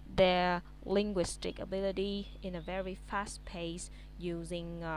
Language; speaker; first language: English; non-native, fluent; Vietnamese